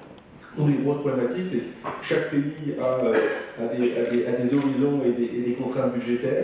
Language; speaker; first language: French; native; French